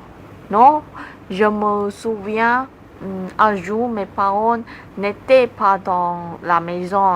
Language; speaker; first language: French; non-native, learner; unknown